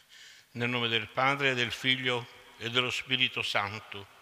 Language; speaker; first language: Italian; native; Italian